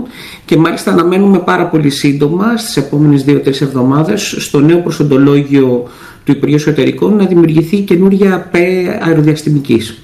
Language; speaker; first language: Greek; native; Greek